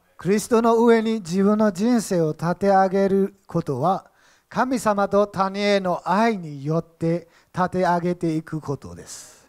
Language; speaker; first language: Japanese; native; Japanese